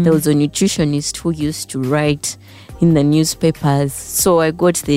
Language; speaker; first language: English; non-native, local second language; Ganda